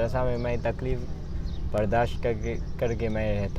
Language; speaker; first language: Hindi; non-native, learner; Burmese